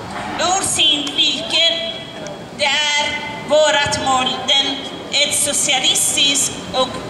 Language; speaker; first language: Swedish; non-native, learner; Persian